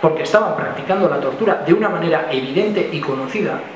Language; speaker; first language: Spanish; non-native, local second language; Basque